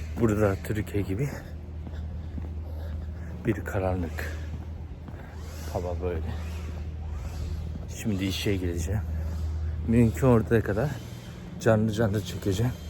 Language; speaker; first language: Turkish; non-native, fluent; Japanese